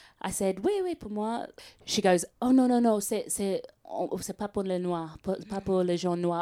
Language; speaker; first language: French; non-native, learner; English